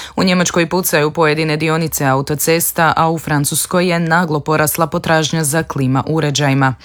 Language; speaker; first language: Croatian; native; Croatian